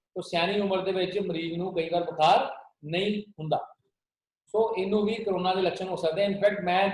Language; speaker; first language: Hindi; non-native, local second language; Punjabi